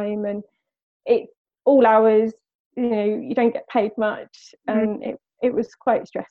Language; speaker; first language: English; native; English